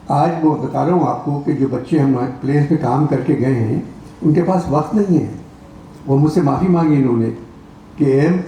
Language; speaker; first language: Urdu; native; Urdu